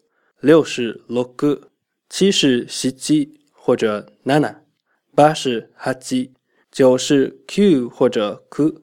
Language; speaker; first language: Chinese; native; Chinese